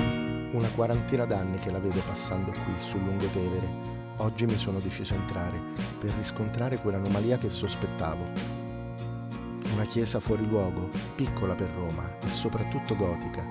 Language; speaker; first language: Italian; native; Italian